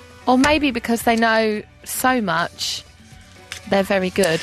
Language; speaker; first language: English; native; English